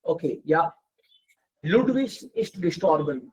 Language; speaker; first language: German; non-native, fluent; Hindi